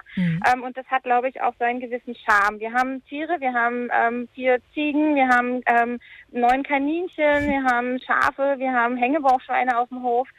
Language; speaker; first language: German; native; German